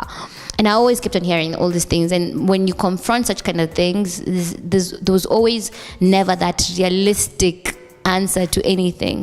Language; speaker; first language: English; non-native, local second language; Swahili